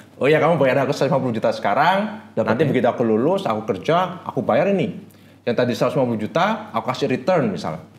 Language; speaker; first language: Indonesian; native; Indonesian